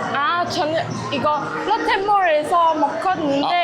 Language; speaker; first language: Korean; non-native, learner; Vietnamese